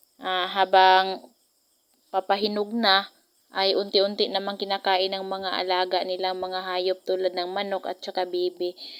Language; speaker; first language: Filipino; non-native, local second language; Cebuano